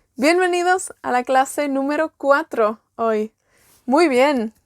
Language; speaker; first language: Spanish; non-native, fluent; Welsh